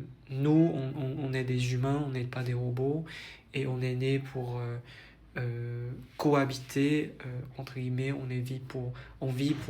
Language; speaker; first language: French; non-native, fluent; Vietnamese